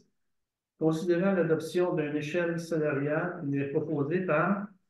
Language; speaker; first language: French; native; French